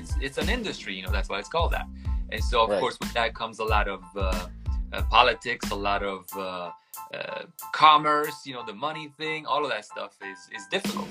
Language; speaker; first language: English; non-native, fluent; Italian